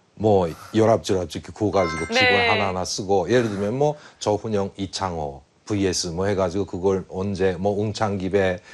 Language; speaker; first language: Korean; native; Korean